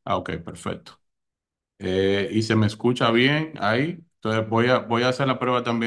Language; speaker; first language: Spanish; native; Spanish